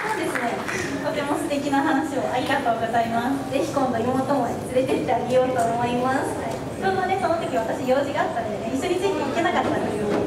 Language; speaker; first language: Japanese; native; Japanese